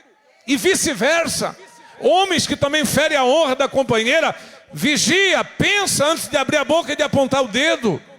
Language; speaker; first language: Portuguese; native; Portuguese